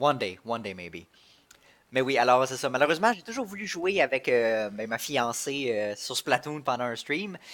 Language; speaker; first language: French; native; French